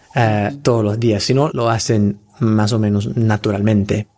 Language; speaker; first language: Spanish; non-native, fluent; English